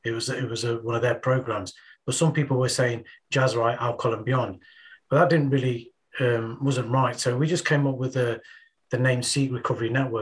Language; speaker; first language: English; early bilingual, other home language; Punjabi